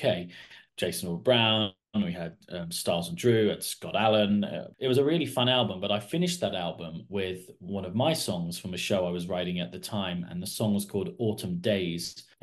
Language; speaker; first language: English; native; English